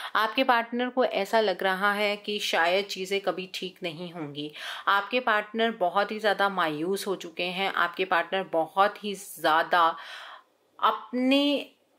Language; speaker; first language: Hindi; native; Hindi